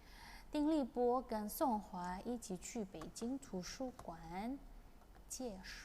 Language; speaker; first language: Chinese; non-native, fluent; Indonesian